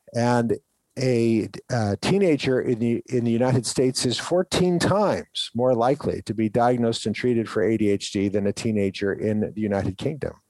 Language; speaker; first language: English; native; English